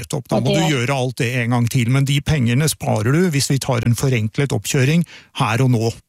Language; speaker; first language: Norwegian; native; Norwegian